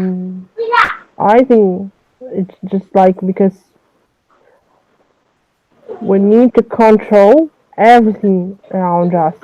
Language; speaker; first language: English; non-native, learner; French